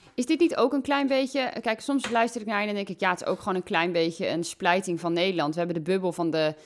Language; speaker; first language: Dutch; native; Dutch